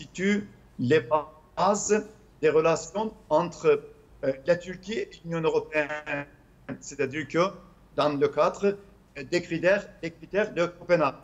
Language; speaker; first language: French; non-native, fluent; Turkish